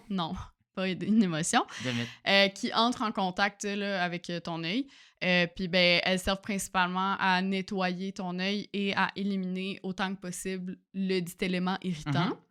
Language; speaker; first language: French; native; French